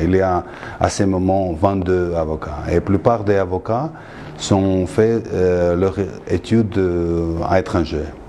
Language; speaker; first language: French; non-native, fluent; Georgian